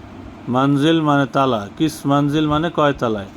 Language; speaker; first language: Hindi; non-native, fluent; Bangla